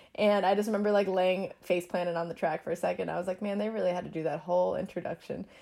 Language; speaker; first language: English; native; English